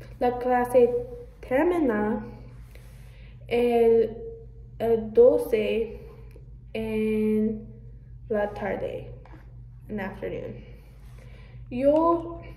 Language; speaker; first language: Spanish; non-native, learner; English